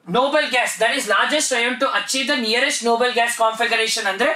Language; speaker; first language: English; non-native, local second language; Kannada